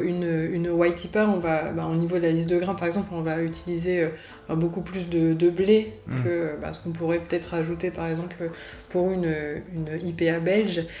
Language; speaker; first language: French; native; French